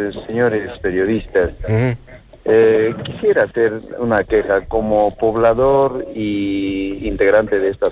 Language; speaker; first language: Spanish; native; Spanish